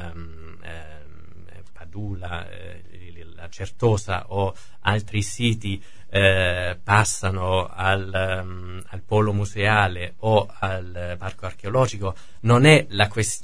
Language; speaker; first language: Italian; non-native, fluent; German